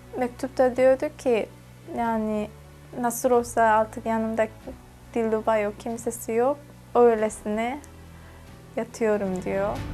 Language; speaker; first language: Turkish; non-native, fluent; Korean